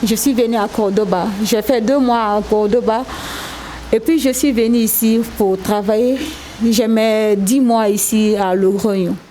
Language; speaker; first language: French; non-native, local second language; Susu